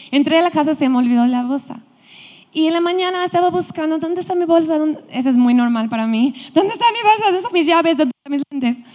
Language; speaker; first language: Spanish; non-native, fluent; English